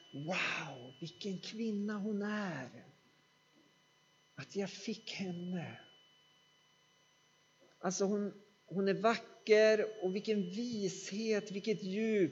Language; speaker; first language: Swedish; native; Swedish